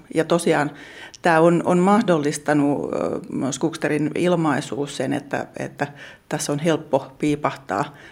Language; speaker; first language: Finnish; native; Finnish